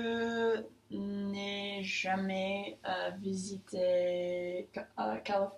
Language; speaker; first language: French; non-native, learner; English